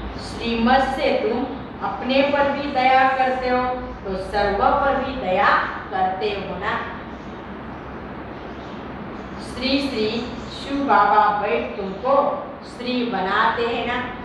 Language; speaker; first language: Hindi; non-native, local second language; Marathi